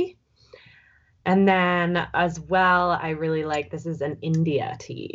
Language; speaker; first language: English; native; English